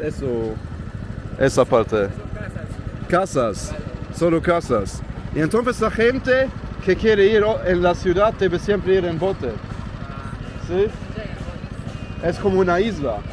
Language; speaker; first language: Spanish; non-native, learner; English